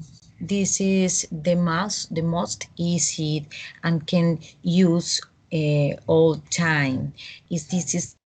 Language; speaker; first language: English; non-native, learner; Spanish